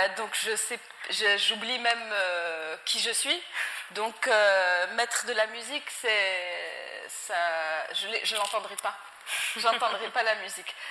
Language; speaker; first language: French; non-native, local second language; Arabic